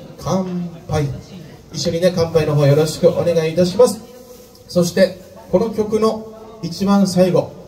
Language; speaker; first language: Japanese; native; Japanese